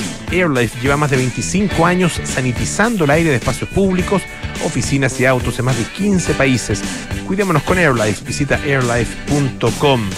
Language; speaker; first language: Spanish; native; Spanish